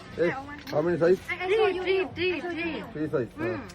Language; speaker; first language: English; non-native, learner; Thai